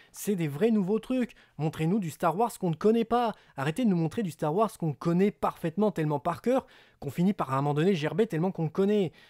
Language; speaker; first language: French; native; French